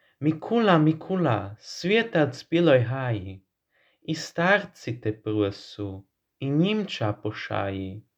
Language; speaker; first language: Croatian; native; Croatian